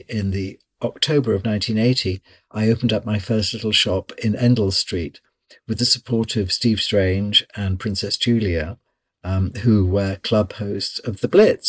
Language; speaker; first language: English; native; English